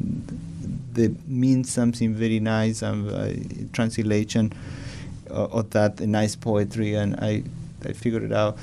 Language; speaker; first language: English; non-native, learner; Spanish